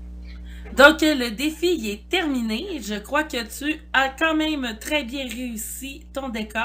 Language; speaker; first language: French; native; French